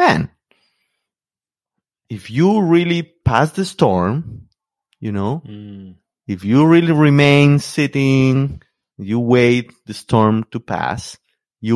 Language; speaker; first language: English; non-native, fluent; Spanish